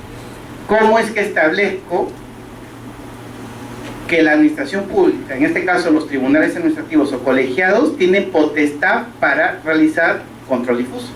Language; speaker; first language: Spanish; native; Spanish